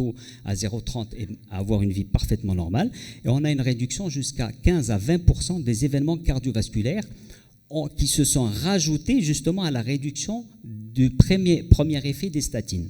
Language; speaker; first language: French; non-native, local second language; Arabic